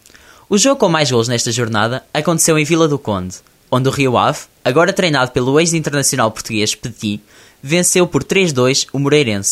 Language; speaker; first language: Portuguese; native; Portuguese